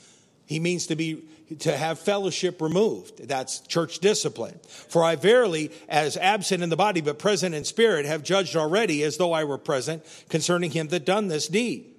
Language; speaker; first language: English; native; English